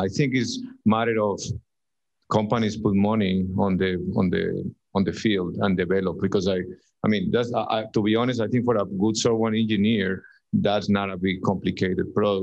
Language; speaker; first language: English; non-native, fluent; Spanish